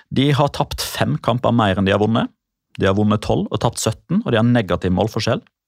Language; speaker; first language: Norwegian; native; Norwegian